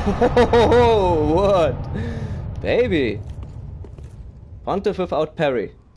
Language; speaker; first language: English; non-native, fluent; German